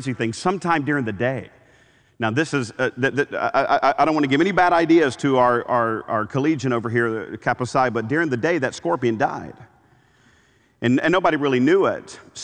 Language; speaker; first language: English; native; English